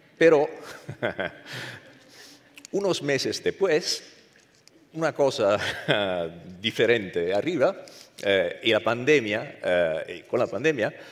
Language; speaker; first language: Spanish; non-native, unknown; Italian